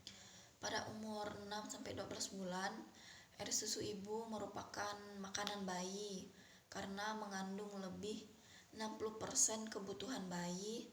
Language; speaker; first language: Indonesian; native; Indonesian